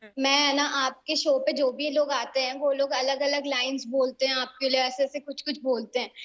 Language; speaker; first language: Hindi; native; Hindi